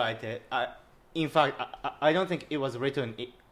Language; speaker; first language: English; non-native, fluent; Japanese